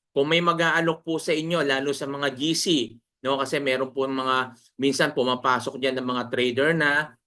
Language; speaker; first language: Filipino; native; Filipino